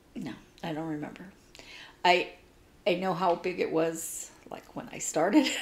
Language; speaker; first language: English; native; English